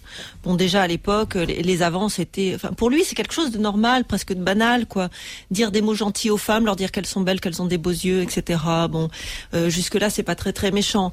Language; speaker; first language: French; native; French